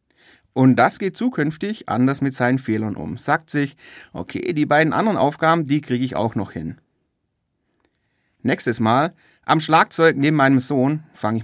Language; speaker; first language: German; native; German